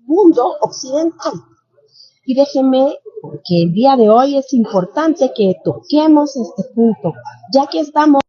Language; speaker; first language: Spanish; native; Spanish